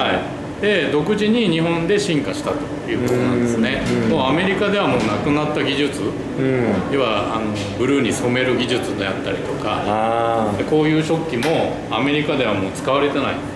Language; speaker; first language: Japanese; native; Japanese